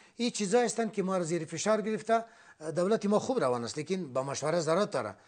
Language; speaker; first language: Persian; non-native, local second language; Pashto